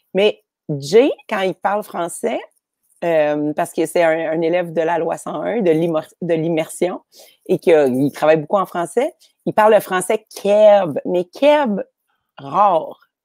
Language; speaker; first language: French; native; French